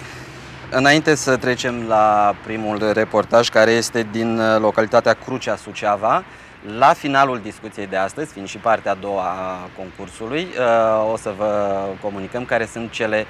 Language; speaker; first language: Romanian; native; Romanian